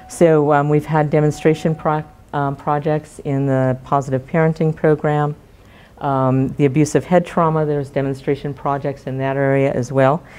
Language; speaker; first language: English; native; English